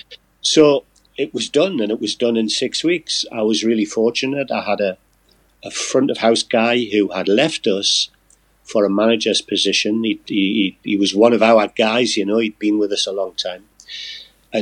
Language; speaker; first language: English; native; English